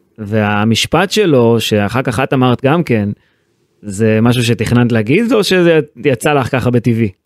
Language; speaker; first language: Hebrew; native; Hebrew